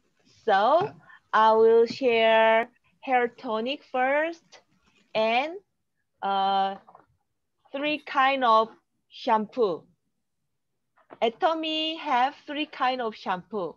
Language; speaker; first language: English; non-native, learner; Korean